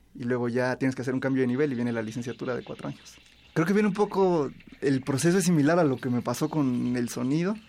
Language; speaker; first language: Spanish; native; Spanish